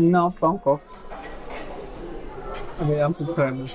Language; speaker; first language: French; non-native, fluent; Spanish